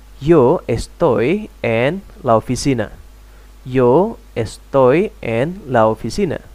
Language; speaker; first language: Spanish; non-native, fluent; Indonesian